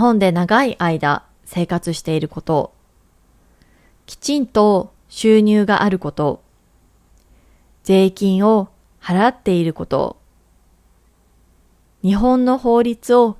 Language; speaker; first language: Japanese; native; Japanese